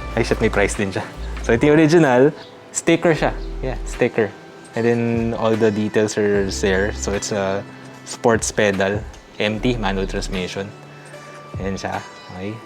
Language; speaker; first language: Filipino; native; Filipino